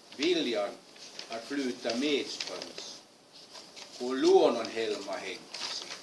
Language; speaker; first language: Finnish; non-native, fluent; German